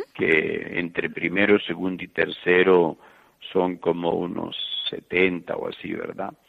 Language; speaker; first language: Spanish; native; Spanish